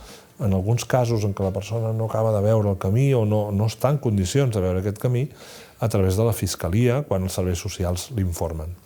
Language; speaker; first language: Catalan; native; Catalan